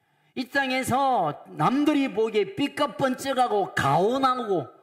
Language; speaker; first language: Korean; native; Korean